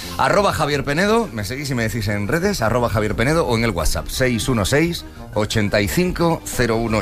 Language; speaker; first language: Spanish; native; Spanish